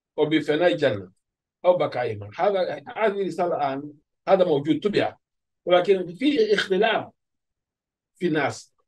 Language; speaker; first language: Arabic; non-native, fluent; Urdu